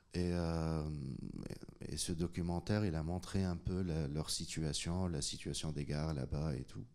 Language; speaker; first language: French; non-native, local second language; Arabic